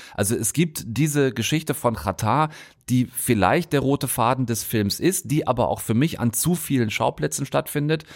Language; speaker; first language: German; native; German